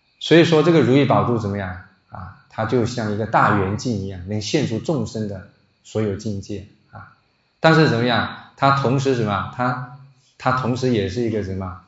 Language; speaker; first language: Chinese; non-native, local second language; Min Nan Chinese